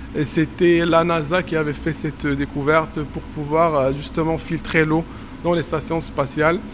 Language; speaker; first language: French; non-native, local second language; Arabic